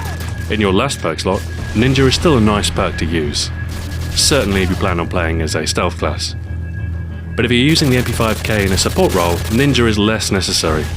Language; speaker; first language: English; native; English